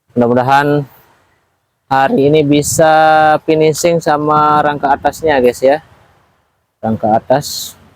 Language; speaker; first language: Indonesian; non-native, local second language; Sasak